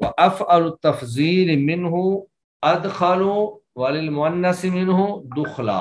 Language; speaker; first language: Arabic; non-native, fluent; Urdu